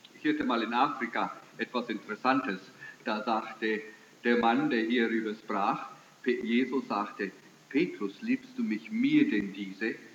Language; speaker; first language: German; early bilingual, heritage; German